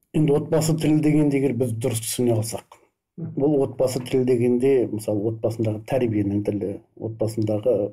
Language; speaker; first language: Kazakh; non-native, local second language; Russian